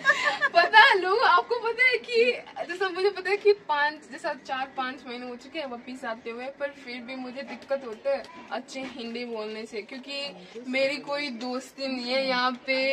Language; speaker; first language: Hindi; non-native, learner; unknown